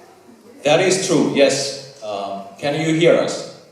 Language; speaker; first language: English; non-native, fluent; Finnish